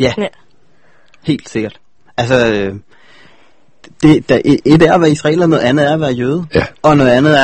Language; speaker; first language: Danish; native; Danish